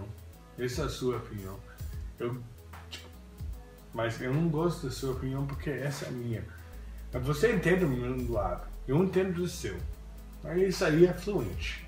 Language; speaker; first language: Portuguese; non-native, fluent; English